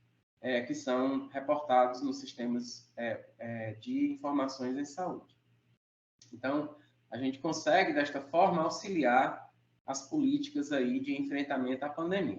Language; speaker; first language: Portuguese; native; Portuguese